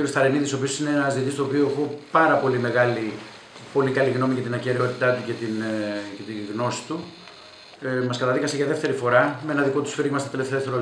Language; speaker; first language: Greek; native; Greek